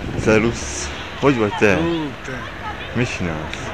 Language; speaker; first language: Hungarian; non-native, learner; Romanian